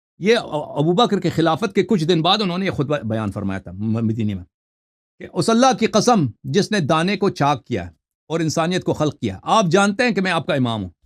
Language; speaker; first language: Urdu; non-native, fluent; Persian